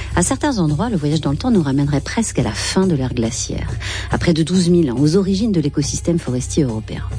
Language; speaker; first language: French; native; French